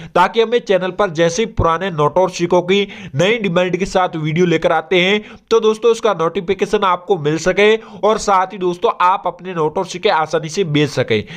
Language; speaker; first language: Hindi; non-native, local second language; Gujarati